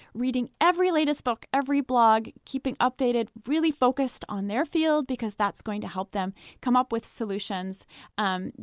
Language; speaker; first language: English; non-native, fluent; French